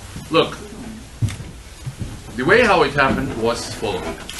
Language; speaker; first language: English; non-native, fluent; Georgian